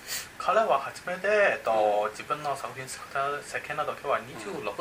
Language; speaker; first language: Japanese; non-native, learner; Chinese